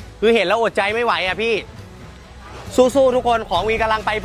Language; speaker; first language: Thai; native; Thai